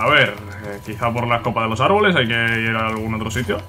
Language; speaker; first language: Spanish; native; Spanish